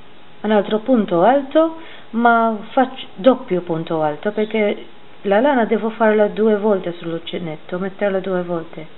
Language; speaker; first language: Italian; non-native, fluent; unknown